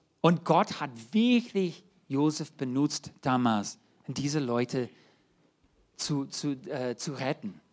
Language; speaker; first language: German; non-native, fluent; English